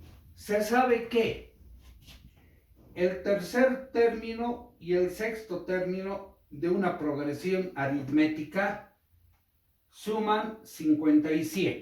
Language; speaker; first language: Spanish; native; Spanish